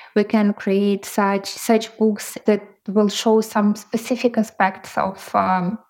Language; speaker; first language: English; non-native, fluent; Ukrainian